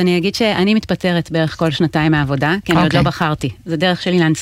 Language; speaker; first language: Hebrew; native; Hebrew